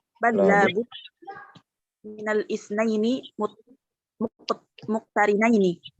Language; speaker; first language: Arabic; non-native, learner; Indonesian